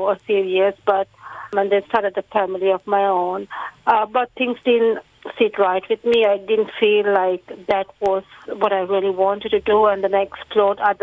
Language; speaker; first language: English; non-native, local second language; Sinhala